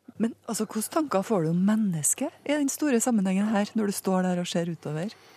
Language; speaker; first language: Norwegian; native; Norwegian